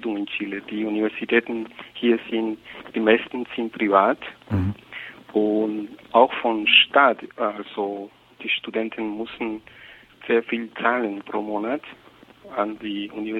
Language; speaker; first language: German; non-native, fluent; Spanish